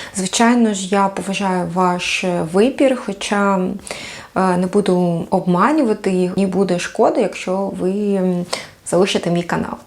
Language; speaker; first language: Ukrainian; non-native, local second language; Russian